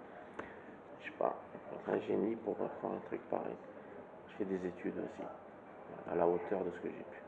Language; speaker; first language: French; native; French